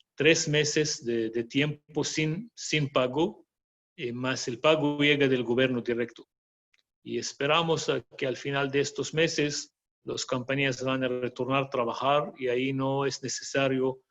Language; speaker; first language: Spanish; non-native, fluent; Arabic